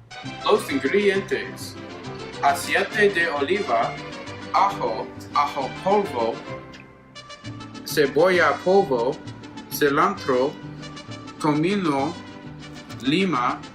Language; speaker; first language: Spanish; non-native, learner; English